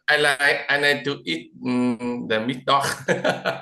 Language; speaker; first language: English; non-native, learner; Vietnamese